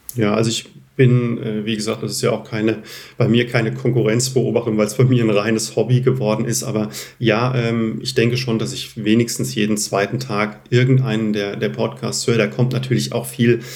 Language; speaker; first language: German; native; German